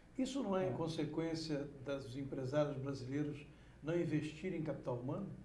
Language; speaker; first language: Portuguese; native; Portuguese